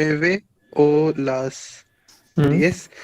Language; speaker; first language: Spanish; non-native, learner; Hindi